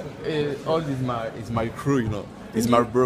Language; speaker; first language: English; non-native, learner; French